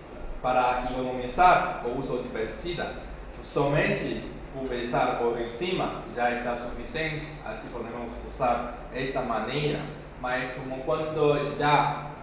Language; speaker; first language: Portuguese; non-native, fluent; Chinese